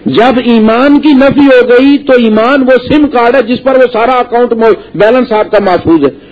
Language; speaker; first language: Urdu; non-native, local second language; Punjabi